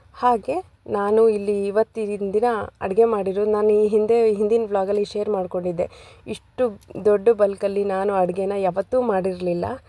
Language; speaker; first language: Kannada; non-native, local second language; Lambadi